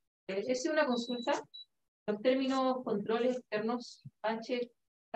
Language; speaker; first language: Spanish; non-native, learner; Italian